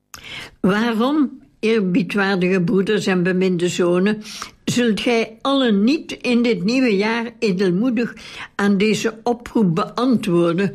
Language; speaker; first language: Dutch; native; Dutch